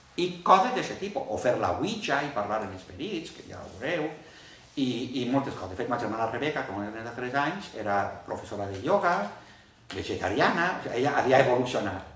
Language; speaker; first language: Catalan; early bilingual, heritage; Catalan